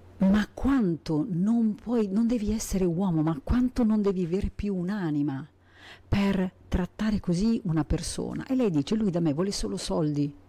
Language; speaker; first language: Italian; native; Italian